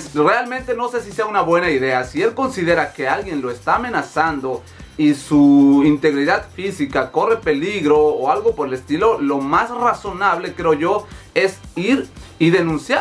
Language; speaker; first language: Spanish; native; Spanish